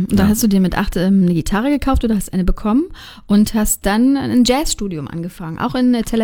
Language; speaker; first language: German; native; German